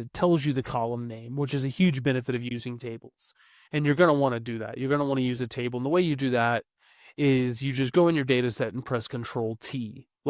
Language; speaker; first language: English; native; English